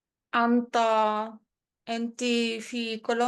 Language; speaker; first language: Arabic; non-native, learner; English